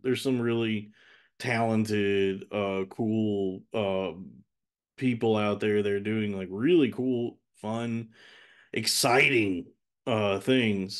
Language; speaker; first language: English; native; English